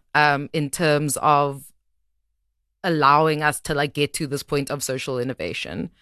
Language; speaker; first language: English; native; English